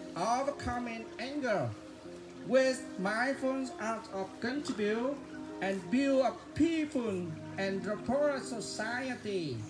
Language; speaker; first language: English; non-native, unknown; Vietnamese